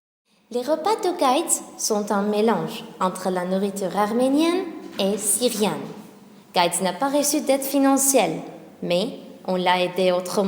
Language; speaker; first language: French; non-native, fluent; Armenian